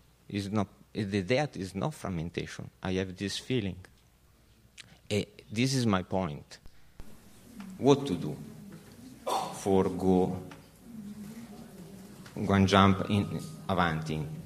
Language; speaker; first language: English; non-native, learner; Italian